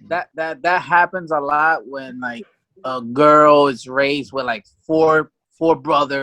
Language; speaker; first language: English; native; English